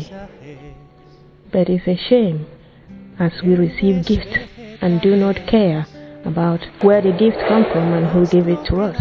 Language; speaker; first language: English; non-native, local second language; Igbo